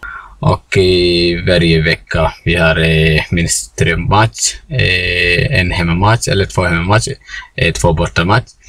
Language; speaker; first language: Swedish; non-native, learner; Somali